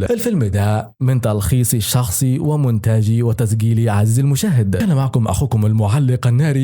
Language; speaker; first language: Arabic; native; Arabic